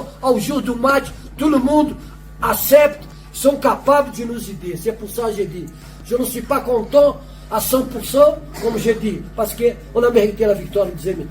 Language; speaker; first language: French; non-native, fluent; Portuguese